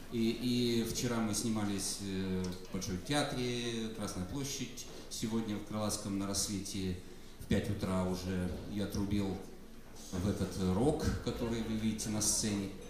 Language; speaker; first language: Russian; native; Russian